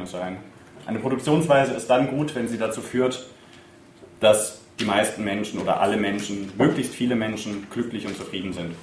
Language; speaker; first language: German; native; German